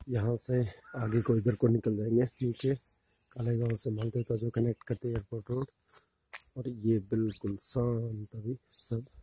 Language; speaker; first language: Hindi; native; Hindi